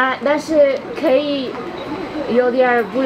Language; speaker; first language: Chinese; non-native, learner; Polish